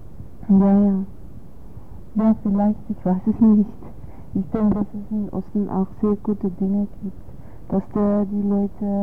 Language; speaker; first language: German; non-native, fluent; Dutch